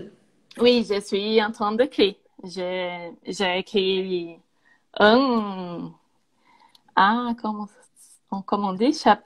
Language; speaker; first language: French; non-native, learner; Portuguese